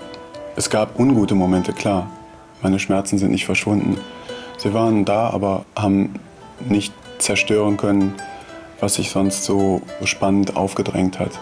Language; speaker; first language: German; native; German